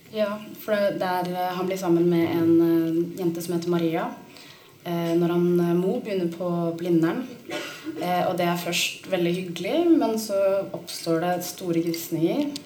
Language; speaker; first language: Norwegian; native; Norwegian